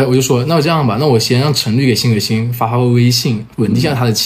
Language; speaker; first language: Chinese; native; Chinese